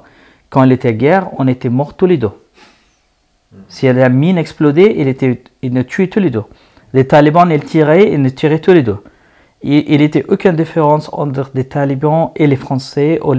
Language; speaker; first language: French; non-native, learner; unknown